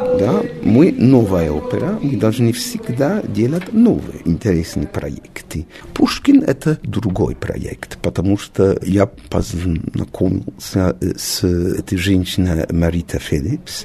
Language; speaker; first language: Russian; non-native, learner; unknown